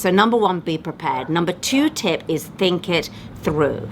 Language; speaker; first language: English; native; English